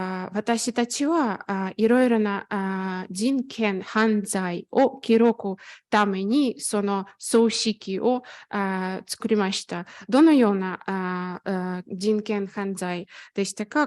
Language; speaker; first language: Japanese; non-native, fluent; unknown